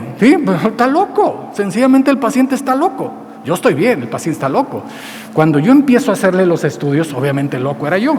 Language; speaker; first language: Spanish; native; Spanish